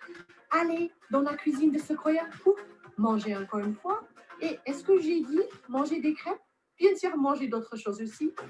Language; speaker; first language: French; non-native, learner; English